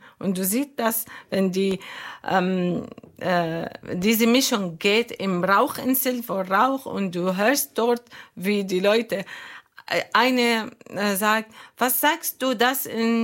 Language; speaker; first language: German; non-native, learner; Arabic